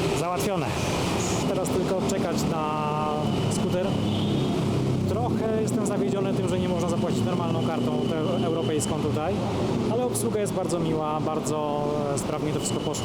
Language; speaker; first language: Polish; native; Polish